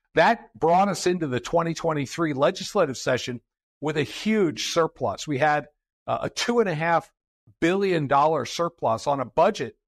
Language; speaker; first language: English; native; English